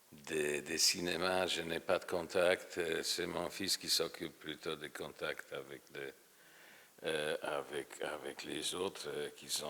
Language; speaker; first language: French; non-native, fluent; Polish